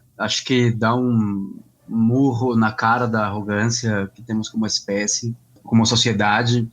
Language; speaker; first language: Portuguese; non-native, fluent; Spanish